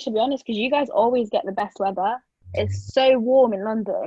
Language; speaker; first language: English; native; English